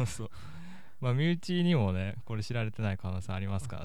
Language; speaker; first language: Japanese; native; Japanese